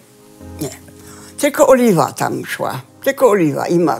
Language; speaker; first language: Polish; early bilingual, heritage; Polish